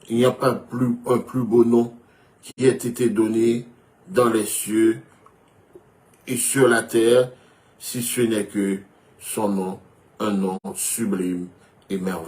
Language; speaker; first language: French; non-native, local second language; Haitian Creole